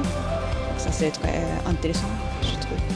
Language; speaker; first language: French; non-native, learner; Japanese